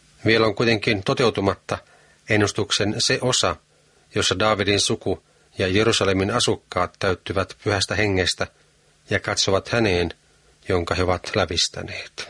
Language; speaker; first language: Finnish; native; Finnish